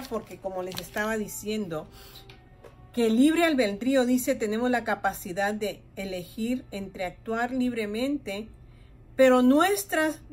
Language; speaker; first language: Spanish; native; Spanish